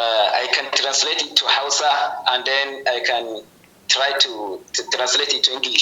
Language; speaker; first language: English; non-native, learner; Hausa